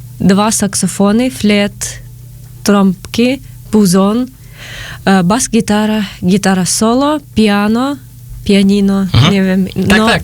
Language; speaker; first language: Polish; non-native, learner; Ukrainian